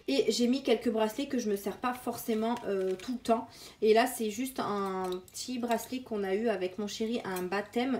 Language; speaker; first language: French; native; French